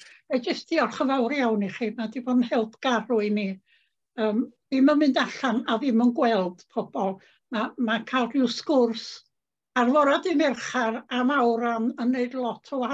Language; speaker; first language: Welsh; native; Welsh